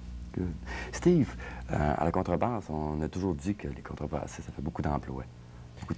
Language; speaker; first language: French; native; French